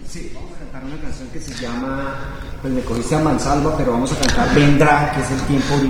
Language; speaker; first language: Spanish; native; Spanish